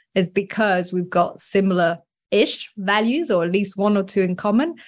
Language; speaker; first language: English; non-native, fluent; French